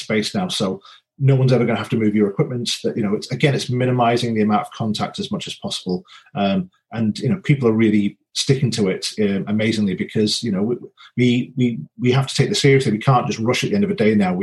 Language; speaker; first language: English; native; English